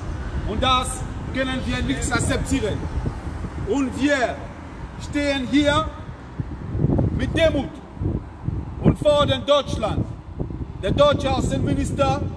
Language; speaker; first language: German; non-native, fluent; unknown